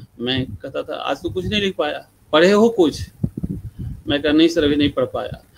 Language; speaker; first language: Hindi; non-native, local second language; Bhojpuri